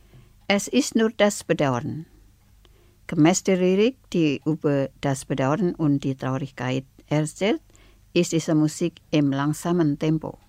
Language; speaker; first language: German; non-native, fluent; Indonesian